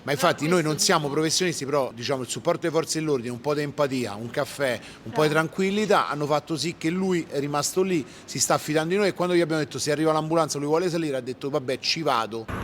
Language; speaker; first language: Italian; native; Italian